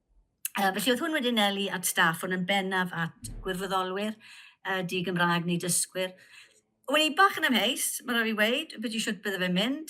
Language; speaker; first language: Welsh; native; Welsh